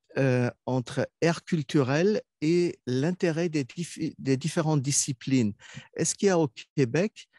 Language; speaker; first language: French; non-native, fluent; German